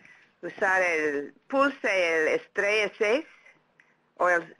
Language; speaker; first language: Spanish; non-native, fluent; English